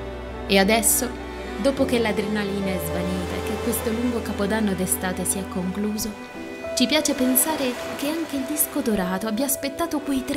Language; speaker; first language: Italian; native; Italian